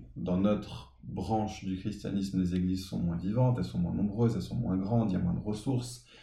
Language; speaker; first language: French; early bilingual, other home language; English